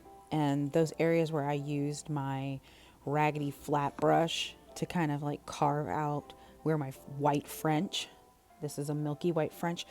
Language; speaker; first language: English; native; English